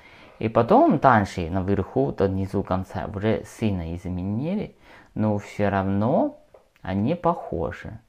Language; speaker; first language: Russian; non-native, learner; Chinese